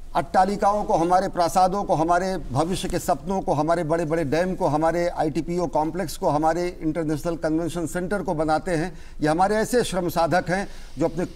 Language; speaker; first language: Hindi; native; Hindi